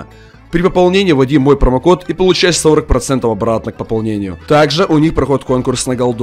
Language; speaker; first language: Russian; native; Russian